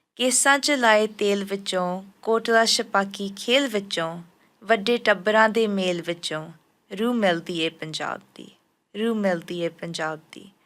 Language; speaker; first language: Punjabi; early bilingual, heritage; Punjabi